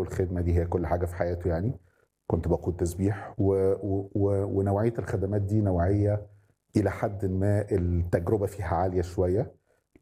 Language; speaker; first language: Arabic; native; Arabic